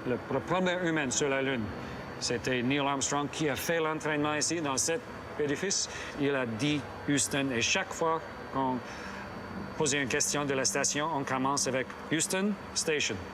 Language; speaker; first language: French; non-native, fluent; English